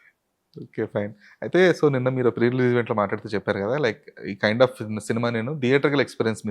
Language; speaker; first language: Telugu; native; Telugu